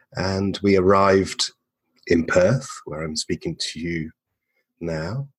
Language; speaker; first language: English; native; English